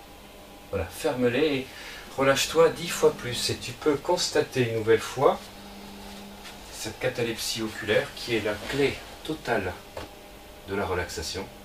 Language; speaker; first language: French; native; French